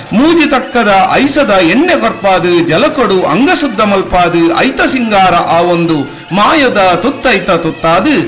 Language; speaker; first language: Kannada; non-native, local second language; Tulu